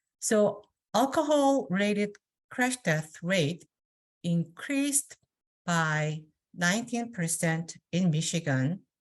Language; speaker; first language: English; non-native, fluent; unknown